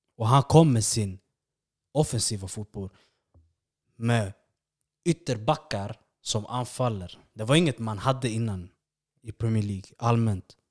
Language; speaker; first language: Swedish; early bilingual, other home language; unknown